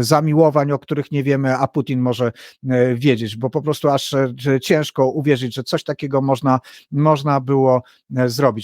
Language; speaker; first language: Polish; native; Polish